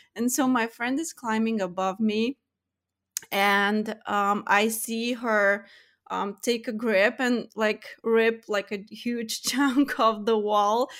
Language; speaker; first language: English; non-native, fluent; Lithuanian